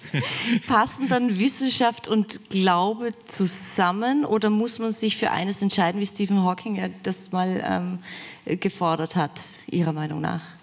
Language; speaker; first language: German; native; German